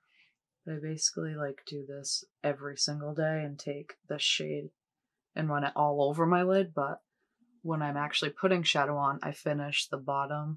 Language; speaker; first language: English; native; English